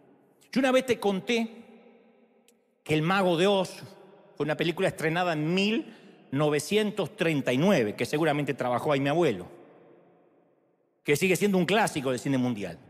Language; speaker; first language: Spanish; native; Spanish